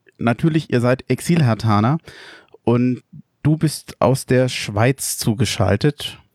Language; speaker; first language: German; native; German